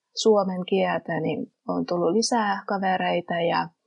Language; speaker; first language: Finnish; non-native, fluent; Vietnamese